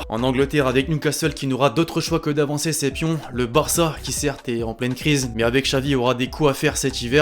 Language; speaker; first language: French; native; French